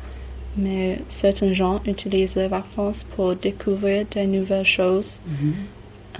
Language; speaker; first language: French; non-native, learner; English